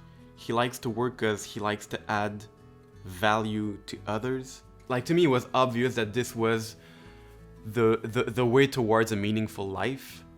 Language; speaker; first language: English; non-native, local second language; French